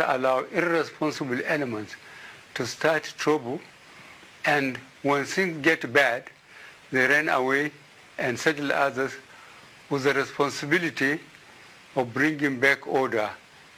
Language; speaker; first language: English; non-native, local second language; Hausa